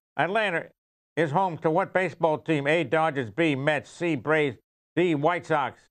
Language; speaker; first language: English; native; English